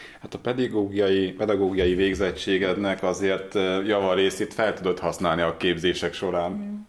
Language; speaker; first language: Hungarian; native; Hungarian